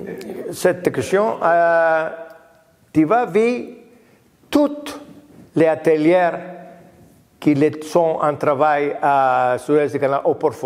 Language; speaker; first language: French; non-native, learner; Greek